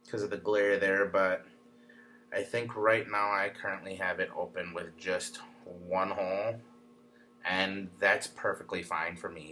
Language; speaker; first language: English; native; English